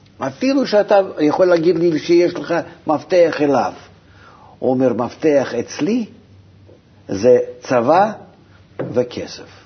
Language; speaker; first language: Hebrew; non-native, fluent; Russian